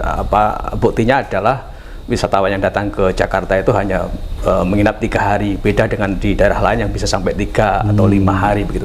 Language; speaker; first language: Indonesian; native; Indonesian